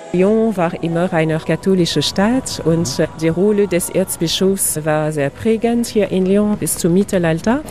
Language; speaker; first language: German; non-native, fluent; French